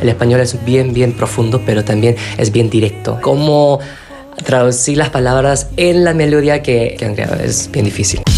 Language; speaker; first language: Spanish; non-native, fluent; Korean